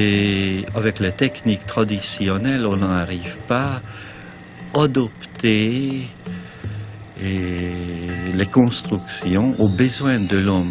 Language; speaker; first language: French; non-native, fluent; Hungarian